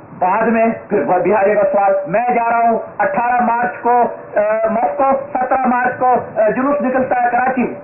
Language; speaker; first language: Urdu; non-native, local second language; Sindhi